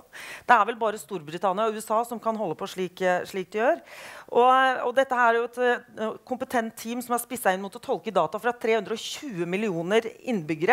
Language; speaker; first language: Norwegian; native; Norwegian